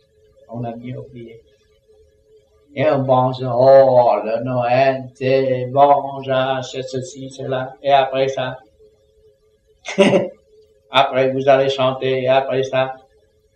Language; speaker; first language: French; non-native, learner; Vietnamese